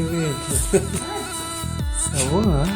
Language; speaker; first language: French; non-native, learner; Persian